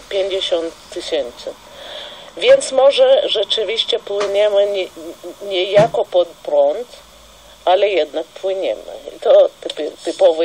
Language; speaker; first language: Polish; non-native, fluent; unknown